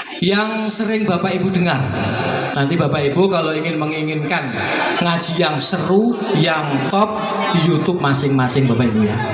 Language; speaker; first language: Indonesian; non-native, local second language; Javanese